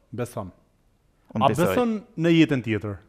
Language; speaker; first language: Albanian; native; Albanian